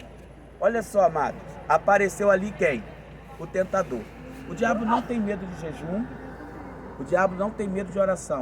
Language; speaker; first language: Portuguese; native; Portuguese